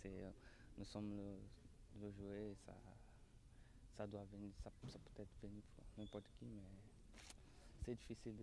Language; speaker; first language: French; non-native, learner; Portuguese